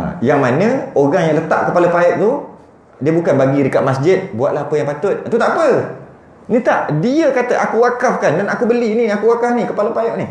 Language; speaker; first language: Malay; native; Malay